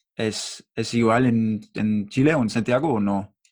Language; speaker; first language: Spanish; non-native, learner; English